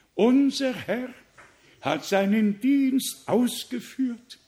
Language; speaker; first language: German; native; German